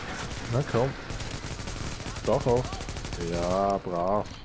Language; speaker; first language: German; native; German